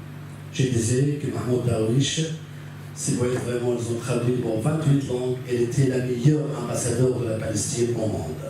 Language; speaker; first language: French; non-native, fluent; Arabic